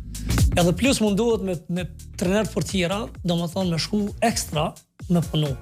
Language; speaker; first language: Albanian; native; Albanian